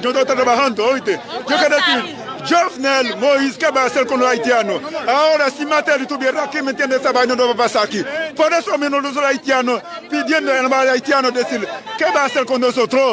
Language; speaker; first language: Spanish; non-native, learner; Haitian Creole